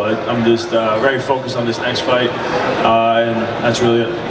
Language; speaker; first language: English; native; English